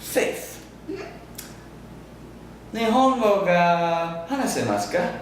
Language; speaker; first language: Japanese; non-native, learner; English